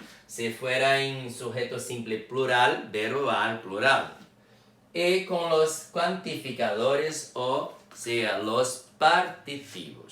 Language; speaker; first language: Spanish; non-native, fluent; Portuguese